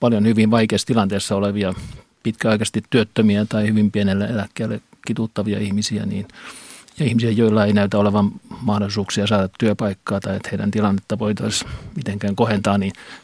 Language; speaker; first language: Finnish; native; Finnish